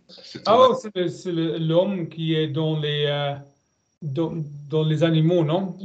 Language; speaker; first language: French; non-native, learner; German